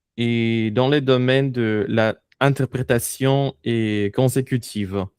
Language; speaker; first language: French; non-native, fluent; Spanish